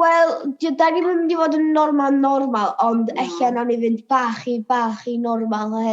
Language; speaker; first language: Welsh; native; Welsh